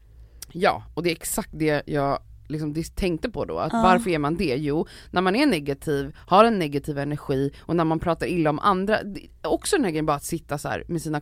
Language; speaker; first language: Swedish; native; Swedish